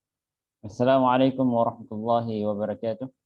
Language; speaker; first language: Arabic; non-native, fluent; Indonesian